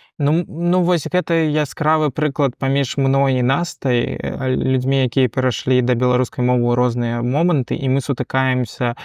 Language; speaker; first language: Belarusian; non-native, local second language; Russian